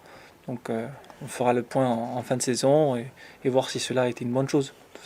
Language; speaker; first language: French; native; French